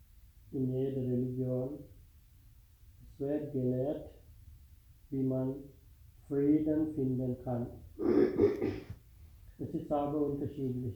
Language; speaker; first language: German; non-native, fluent; Sinhala